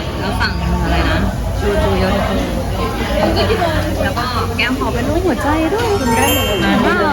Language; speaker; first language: Thai; native; Thai